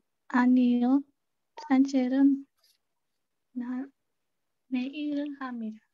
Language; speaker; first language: Korean; non-native, learner; Burmese